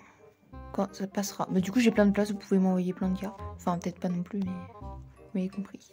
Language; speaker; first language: French; native; French